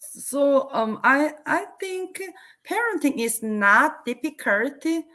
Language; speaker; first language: English; non-native, learner; Korean